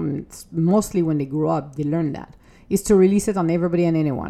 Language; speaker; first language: English; non-native, fluent; French